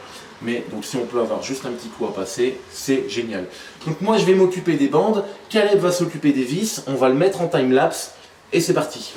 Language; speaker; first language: French; native; French